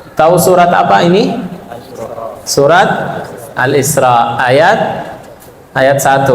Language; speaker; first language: Indonesian; non-native, fluent; Arabic